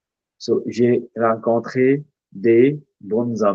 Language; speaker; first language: French; non-native, fluent; Punjabi